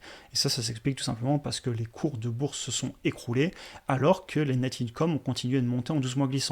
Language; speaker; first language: French; native; French